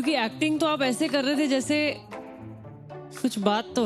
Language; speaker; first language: Hindi; native; Hindi